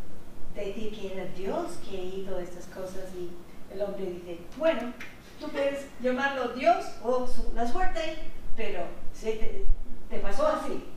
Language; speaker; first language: Spanish; non-native, fluent; English